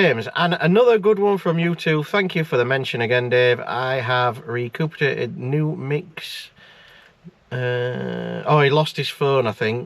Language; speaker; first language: English; native; English